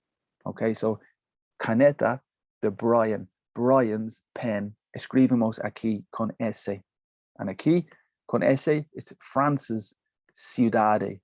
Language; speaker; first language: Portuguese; non-native, learner; English